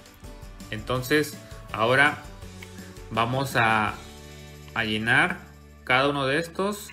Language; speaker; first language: Spanish; native; Spanish